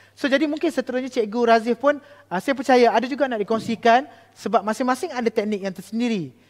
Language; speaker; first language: Malay; native; Malay